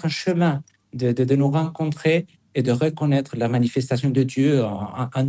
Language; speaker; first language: French; non-native, fluent; Spanish